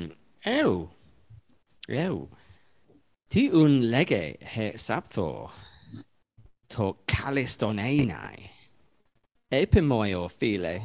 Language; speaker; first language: Greek; non-native, learner; English